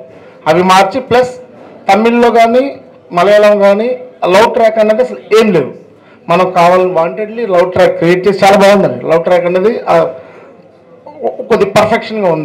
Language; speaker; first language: Telugu; native; Telugu